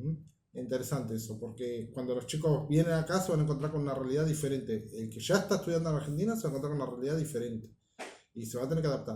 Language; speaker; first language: Spanish; native; Spanish